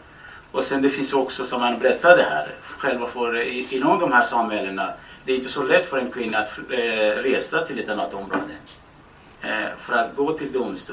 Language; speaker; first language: Swedish; non-native, fluent; Baluchi